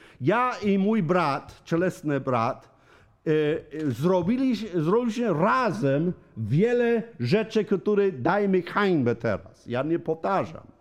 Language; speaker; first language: Polish; non-native, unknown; English